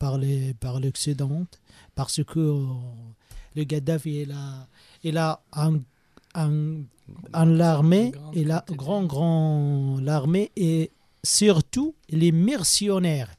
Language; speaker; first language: French; non-native, learner; Arabic